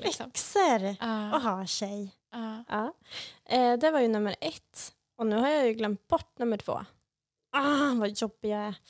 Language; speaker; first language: Swedish; native; Swedish